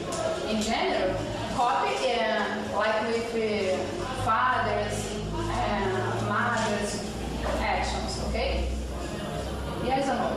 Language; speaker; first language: English; non-native, learner; Portuguese